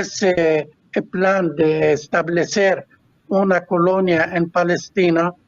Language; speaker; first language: Spanish; non-native, fluent; Arabic